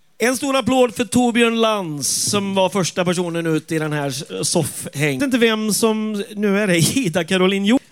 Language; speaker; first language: Swedish; native; Swedish